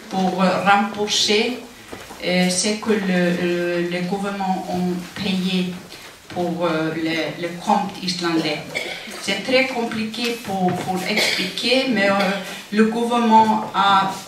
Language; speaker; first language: French; non-native, fluent; Icelandic